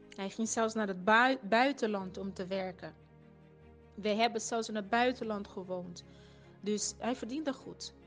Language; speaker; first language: Dutch; non-native, fluent; Portuguese